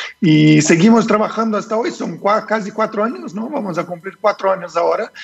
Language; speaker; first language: Spanish; non-native, fluent; Portuguese